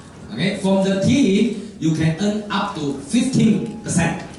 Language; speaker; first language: English; non-native, local second language; Chinese